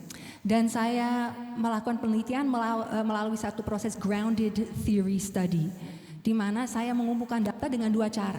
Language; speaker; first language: Indonesian; non-native, fluent; English